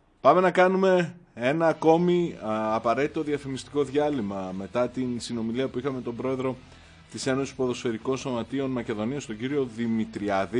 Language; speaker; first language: Greek; native; Greek